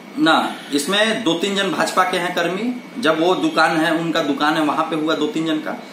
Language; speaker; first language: Hindi; native; Hindi